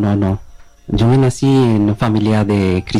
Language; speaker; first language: Spanish; non-native, learner; Bangla